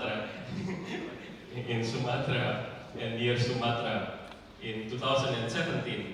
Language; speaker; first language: English; non-native, fluent; Indonesian